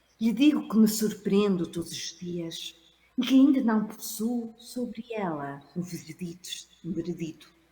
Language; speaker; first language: Portuguese; native; Portuguese